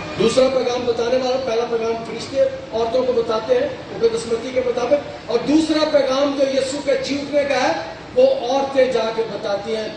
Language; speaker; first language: Urdu; non-native, local second language; Punjabi